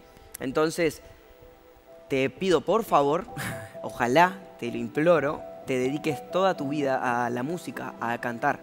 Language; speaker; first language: Spanish; native; Spanish